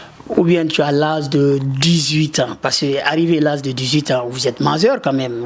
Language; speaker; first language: French; non-native, local second language; Susu